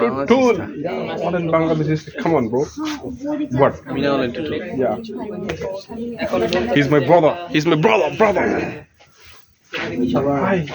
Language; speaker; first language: English; non-native, learner; Bangla